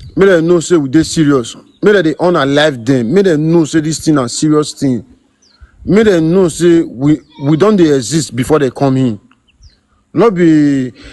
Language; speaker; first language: Nigerian Pidgin; non-native, local second language; Bini